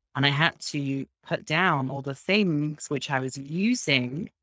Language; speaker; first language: English; native; English